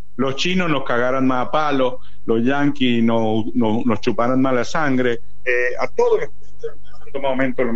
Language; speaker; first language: Spanish; native; Spanish